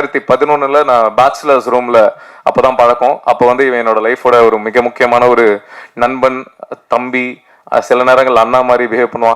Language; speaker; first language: Tamil; native; Tamil